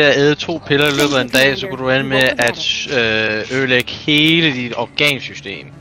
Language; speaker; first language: Danish; native; Danish